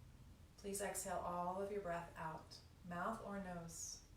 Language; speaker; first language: English; native; English